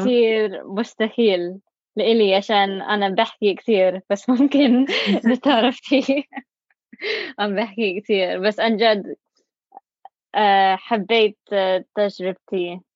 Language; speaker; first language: Arabic; non-native, learner; English